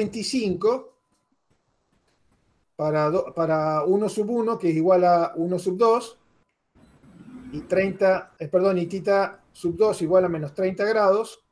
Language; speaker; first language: Spanish; native; Spanish